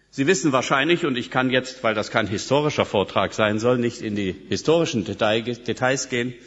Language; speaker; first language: German; native; German